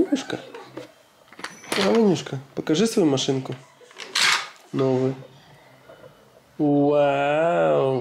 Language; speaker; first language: Russian; native; Russian